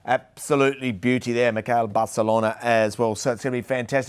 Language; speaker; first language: English; native; English